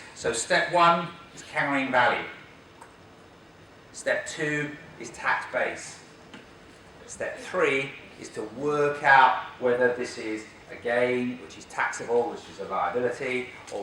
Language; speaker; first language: English; native; English